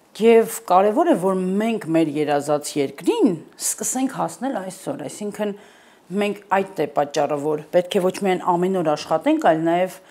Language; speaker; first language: Armenian; native; Armenian